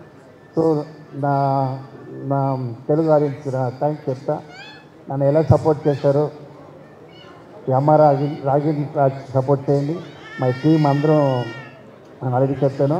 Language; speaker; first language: Telugu; non-native, learner; Tamil